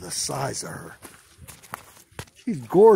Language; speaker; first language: English; native; English